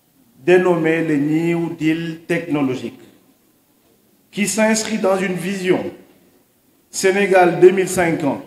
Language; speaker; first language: French; non-native, local second language; Wolof